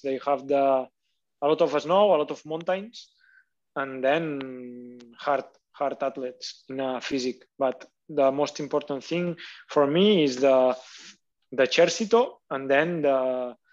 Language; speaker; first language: English; non-native, learner; Catalan